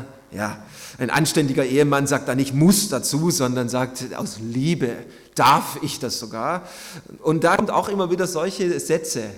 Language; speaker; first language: German; native; German